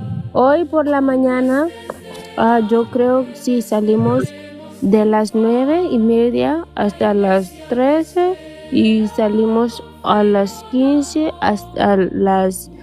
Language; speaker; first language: Spanish; non-native, fluent; Portuguese